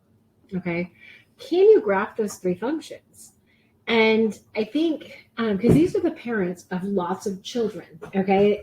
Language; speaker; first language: English; native; English